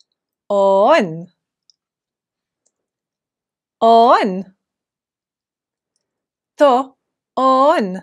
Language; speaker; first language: Greek; non-native, fluent; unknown